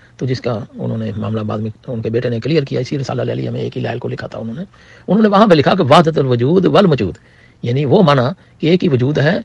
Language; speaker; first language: Urdu; non-native, local second language; Punjabi